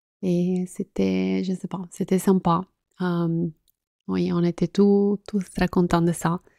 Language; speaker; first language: French; non-native, fluent; Italian